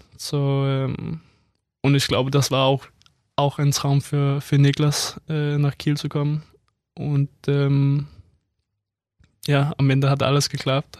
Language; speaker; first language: German; non-native, fluent; Danish